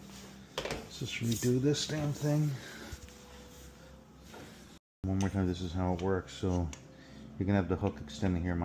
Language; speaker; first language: English; native; English